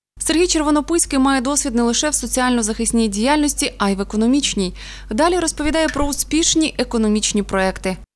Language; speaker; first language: Ukrainian; native; Ukrainian